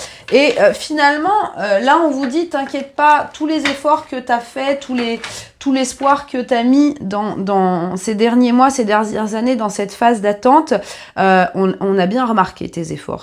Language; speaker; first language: French; native; French